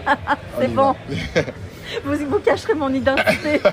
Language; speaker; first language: French; native; French